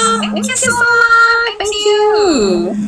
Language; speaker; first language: English; non-native, learner; Filipino